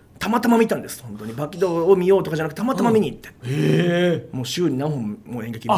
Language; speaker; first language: Japanese; native; Japanese